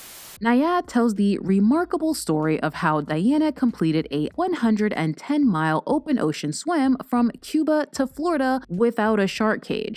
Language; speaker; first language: English; native; English